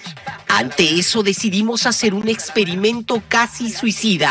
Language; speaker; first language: Spanish; native; Spanish